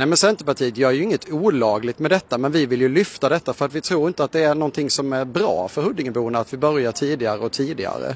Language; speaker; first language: Swedish; native; Swedish